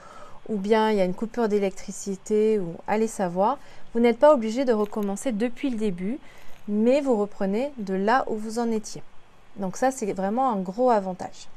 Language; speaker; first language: French; native; French